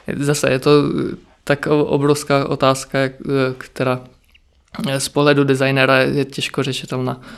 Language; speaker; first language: Czech; early bilingual, other home language; Ukrainian